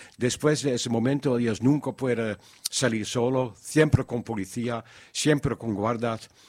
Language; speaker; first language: Spanish; non-native, learner; Dutch